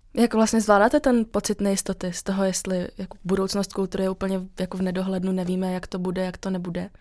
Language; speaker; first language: Czech; native; Czech